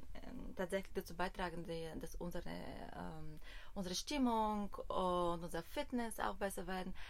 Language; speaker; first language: German; non-native, fluent; Bulgarian